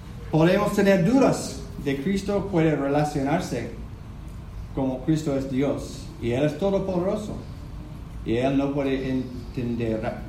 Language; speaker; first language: Spanish; non-native, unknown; English